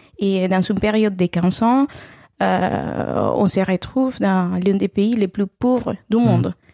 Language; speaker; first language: French; non-native, fluent; Spanish